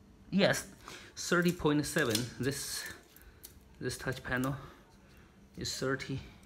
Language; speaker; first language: English; non-native, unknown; Chinese